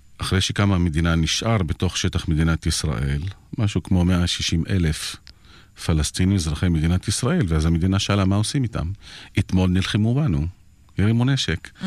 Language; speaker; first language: Hebrew; non-native, local second language; Arabic